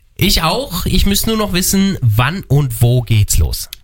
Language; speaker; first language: German; native; German